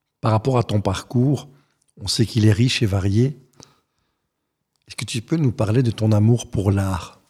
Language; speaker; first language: French; native; French